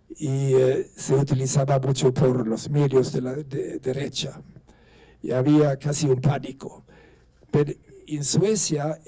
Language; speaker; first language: Spanish; non-native, fluent; Swedish